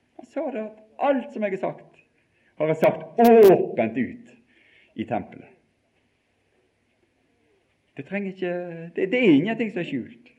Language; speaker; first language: Norwegian; native; Norwegian